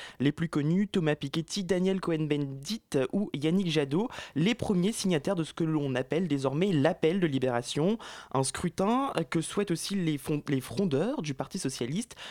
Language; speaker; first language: French; native; French